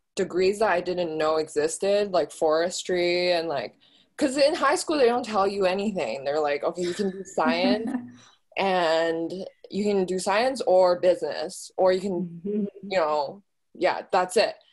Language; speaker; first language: English; early bilingual, other home language; Chinese